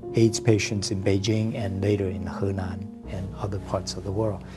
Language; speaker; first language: English; early bilingual, other home language; Chinese